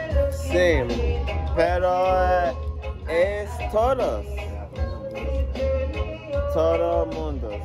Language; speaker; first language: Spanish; non-native, learner; English